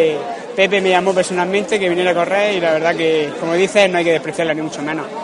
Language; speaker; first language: Spanish; native; Spanish